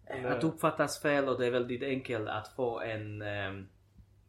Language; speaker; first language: Swedish; early bilingual, other home language; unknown